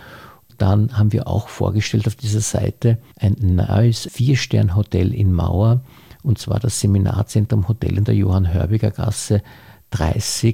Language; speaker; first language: German; native; German